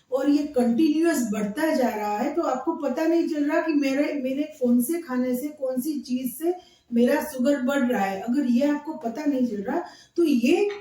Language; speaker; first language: Hindi; non-native, local second language; Gujarati